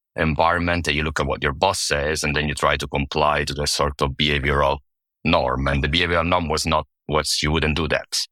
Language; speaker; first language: English; non-native, fluent; Italian